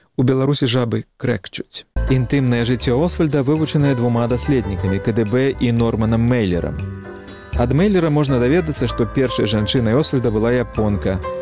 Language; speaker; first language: Belarusian; native; Belarusian